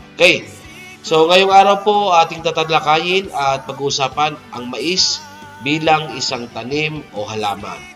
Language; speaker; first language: Filipino; native; Filipino